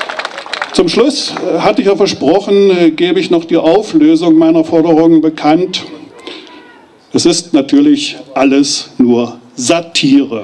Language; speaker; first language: German; native; German